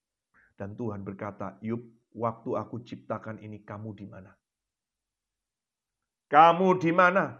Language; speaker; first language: Indonesian; native; Indonesian